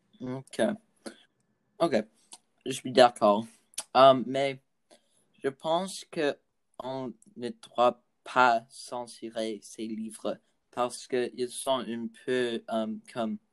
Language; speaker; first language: French; non-native, learner; English